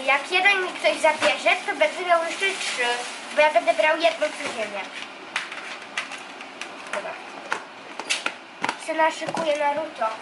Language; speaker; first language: Polish; early bilingual, heritage; Polish